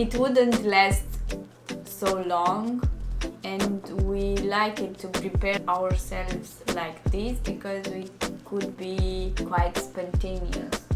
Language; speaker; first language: English; non-native, learner; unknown